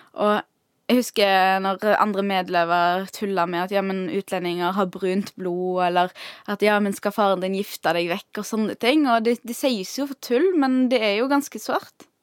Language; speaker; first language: Norwegian; early bilingual, other home language; Arabic